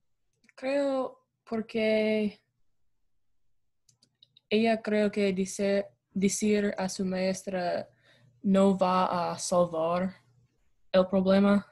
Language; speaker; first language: Spanish; non-native, learner; English